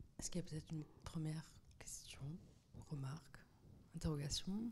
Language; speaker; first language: French; native; French